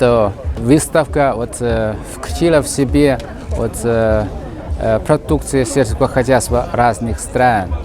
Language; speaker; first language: Russian; non-native, fluent; Chinese